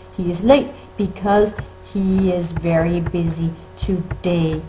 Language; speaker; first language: English; non-native, fluent; Danish